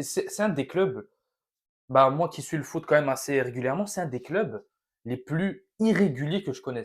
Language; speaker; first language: French; native; French